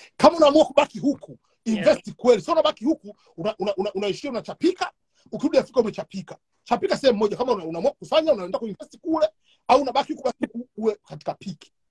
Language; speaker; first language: Swahili; native; Swahili